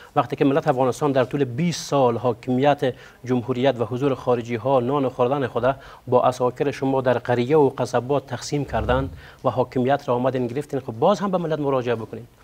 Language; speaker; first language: Persian; non-native, local second language; Pashto